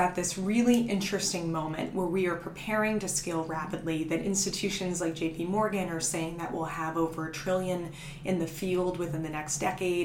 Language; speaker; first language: English; native; English